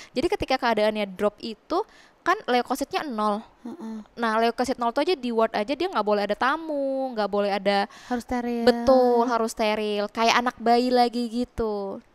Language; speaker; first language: Indonesian; native; Indonesian